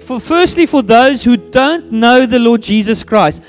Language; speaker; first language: English; non-native, local second language; Afrikaans